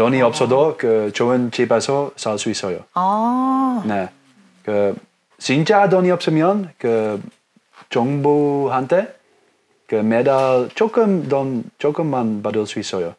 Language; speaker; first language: Korean; non-native, learner; Dutch